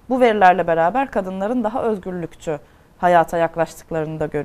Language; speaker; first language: Turkish; native; Turkish